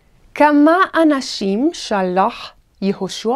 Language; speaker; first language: Hebrew; non-native, fluent; English